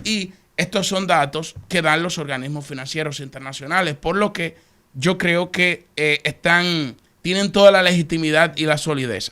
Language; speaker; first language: Spanish; native; Spanish